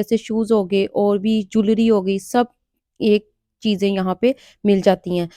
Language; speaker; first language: Urdu; non-native, local second language; Punjabi